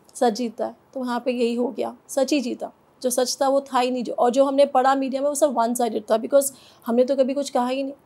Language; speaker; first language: Hindi; native; Hindi